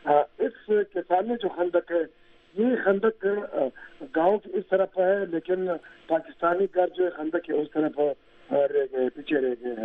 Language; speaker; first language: Urdu; native; Urdu